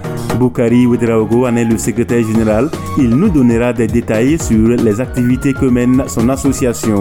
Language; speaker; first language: French; non-native, local second language; Mossi